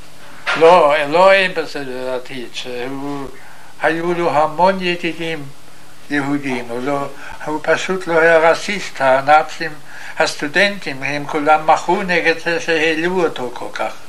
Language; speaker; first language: Hebrew; non-native, fluent; German